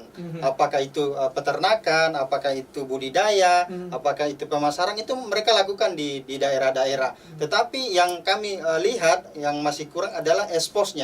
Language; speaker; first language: Indonesian; native; Indonesian